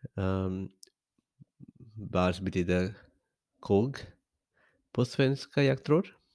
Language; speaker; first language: Swedish; non-native, learner; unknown